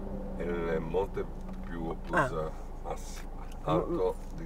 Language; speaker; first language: Spanish; non-native, learner; Italian